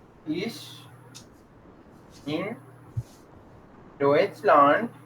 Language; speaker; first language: German; non-native, fluent; Urdu